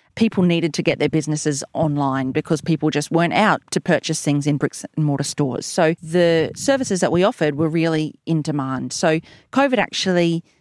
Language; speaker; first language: English; native; English